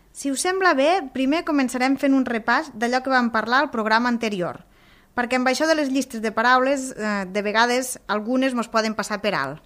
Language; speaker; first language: Catalan; native; Catalan